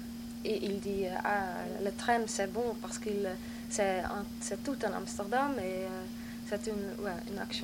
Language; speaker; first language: French; non-native, learner; Dutch